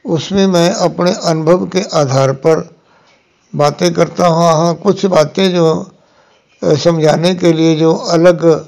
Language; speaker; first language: Hindi; non-native, local second language; Punjabi